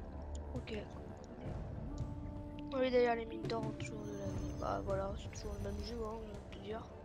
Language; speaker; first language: French; native; French